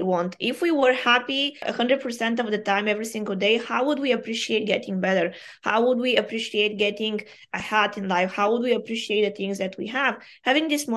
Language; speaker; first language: English; non-native, fluent; Bulgarian